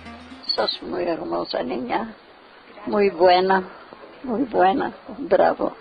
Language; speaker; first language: Spanish; early bilingual, heritage; Ladino